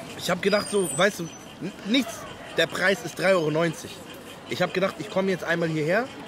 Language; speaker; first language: German; native; German